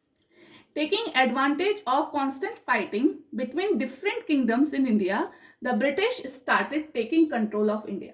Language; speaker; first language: English; non-native, local second language; Hindi